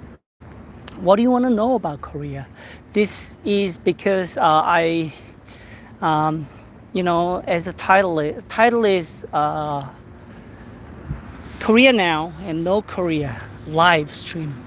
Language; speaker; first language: English; non-native, fluent; Korean